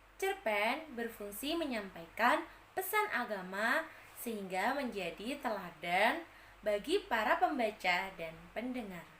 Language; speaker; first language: Indonesian; native; Indonesian